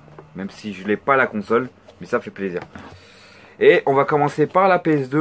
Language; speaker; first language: French; native; French